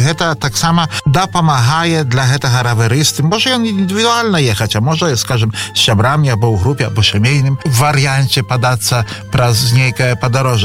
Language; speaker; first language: Belarusian; native; Belarusian